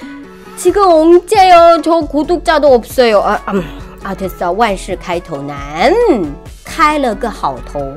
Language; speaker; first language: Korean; non-native, fluent; Chinese